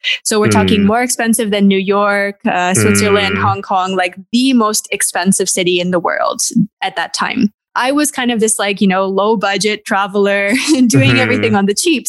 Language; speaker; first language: English; native; English